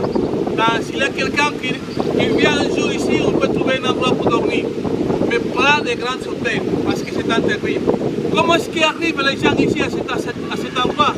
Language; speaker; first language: French; non-native, fluent; Spanish